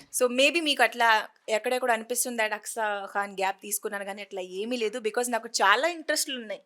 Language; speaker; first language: Telugu; non-native, fluent; Hindi